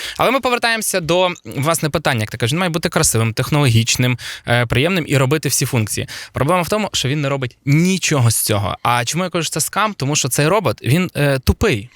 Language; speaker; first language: Ukrainian; non-native, local second language; Russian